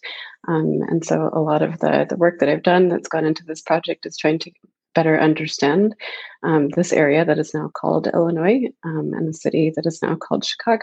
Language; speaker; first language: English; native; English